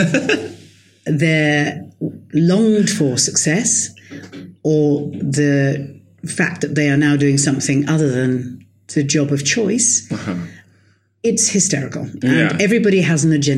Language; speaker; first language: English; native; English